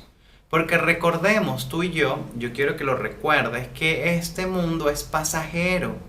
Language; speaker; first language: Spanish; native; Spanish